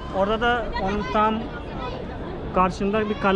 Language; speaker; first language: Turkish; non-native, fluent; Urdu